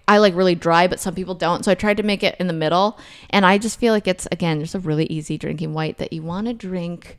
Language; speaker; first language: English; native; English